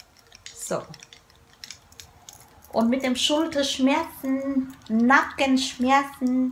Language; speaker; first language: German; non-native, learner; Vietnamese